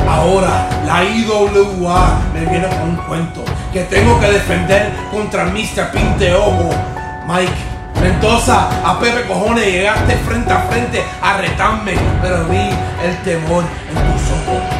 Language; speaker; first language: Spanish; native; Spanish